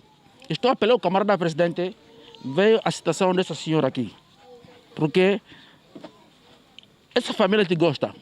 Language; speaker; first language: Portuguese; native; Portuguese